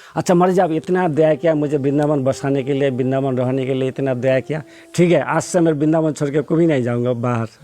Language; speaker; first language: Hindi; non-native, local second language; Bangla